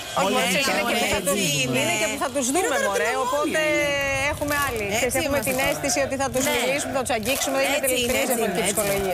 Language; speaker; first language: Greek; native; Greek